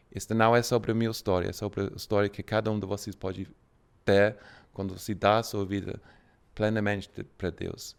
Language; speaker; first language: Portuguese; non-native, fluent; English